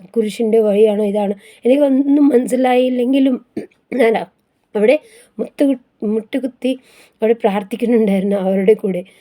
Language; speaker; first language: Malayalam; non-native, fluent; Konkani